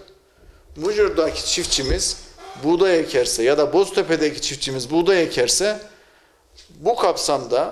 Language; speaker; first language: Turkish; native; Turkish